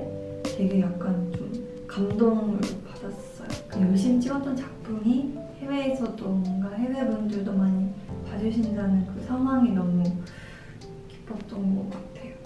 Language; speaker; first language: Korean; non-native, fluent; Japanese